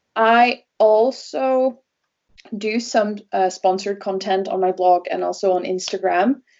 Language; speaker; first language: English; non-native, fluent; Norwegian